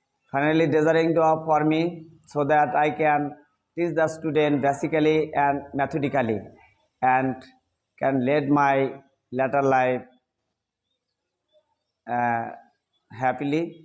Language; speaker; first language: English; non-native, local second language; Bangla